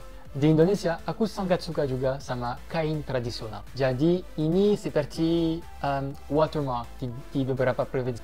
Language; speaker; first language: Indonesian; non-native, fluent; French